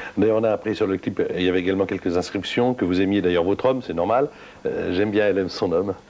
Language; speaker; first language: French; native; French